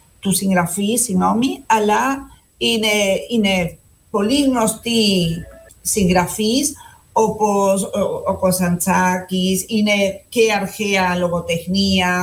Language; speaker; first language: Greek; non-native, fluent; Spanish